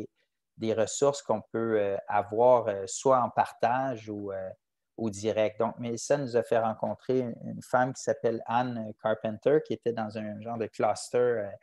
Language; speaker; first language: French; native; French